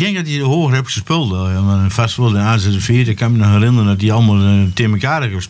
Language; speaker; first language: Dutch; native; Dutch